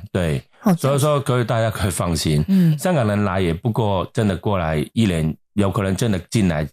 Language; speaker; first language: Chinese; non-native, local second language; Cantonese